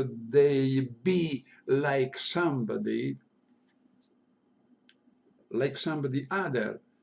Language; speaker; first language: English; non-native, learner; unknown